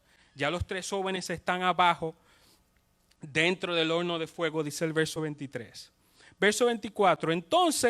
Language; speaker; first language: Spanish; native; Spanish